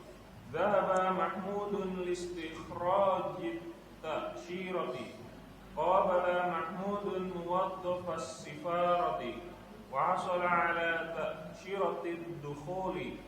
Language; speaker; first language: Arabic; non-native, learner; Indonesian